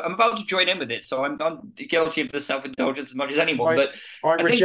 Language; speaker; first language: English; native; English